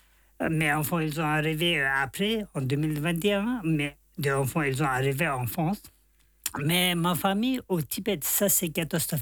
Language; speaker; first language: French; non-native, learner; Tibetan